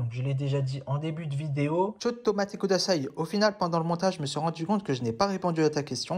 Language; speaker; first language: French; native; French